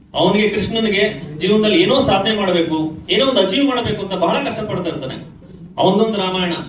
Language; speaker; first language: Kannada; native; Kannada